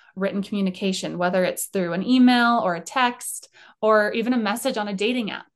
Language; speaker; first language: English; native; English